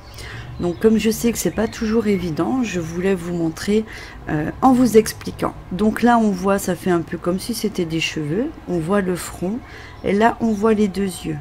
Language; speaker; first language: French; native; French